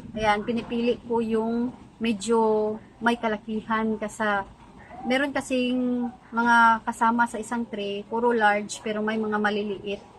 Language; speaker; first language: Filipino; non-native, local second language; Cebuano